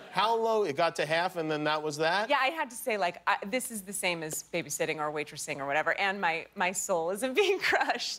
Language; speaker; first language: English; native; English